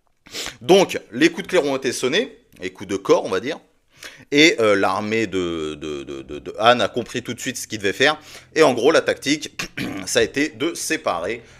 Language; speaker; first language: French; native; French